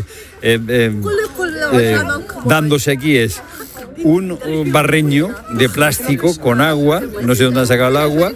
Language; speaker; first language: Spanish; native; Spanish